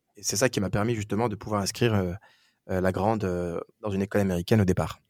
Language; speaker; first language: French; native; French